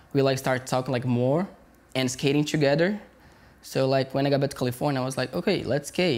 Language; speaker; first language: English; non-native, learner; Portuguese